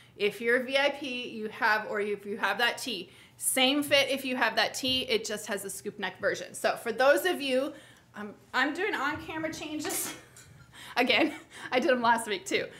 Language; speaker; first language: English; native; English